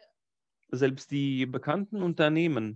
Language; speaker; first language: German; non-native, fluent; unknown